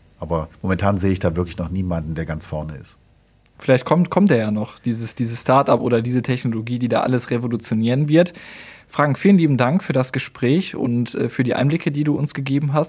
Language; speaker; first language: German; native; German